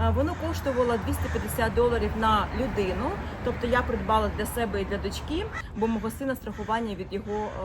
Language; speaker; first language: Ukrainian; non-native, local second language; Russian